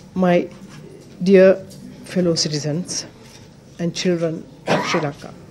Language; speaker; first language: English; non-native, local second language; Sinhala